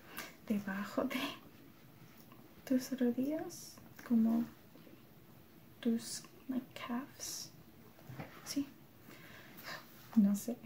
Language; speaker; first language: Spanish; non-native, learner; English